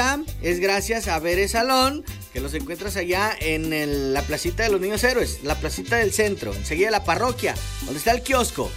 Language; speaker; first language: Spanish; native; Spanish